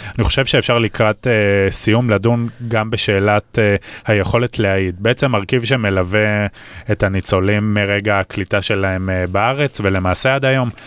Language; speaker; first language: Hebrew; native; Hebrew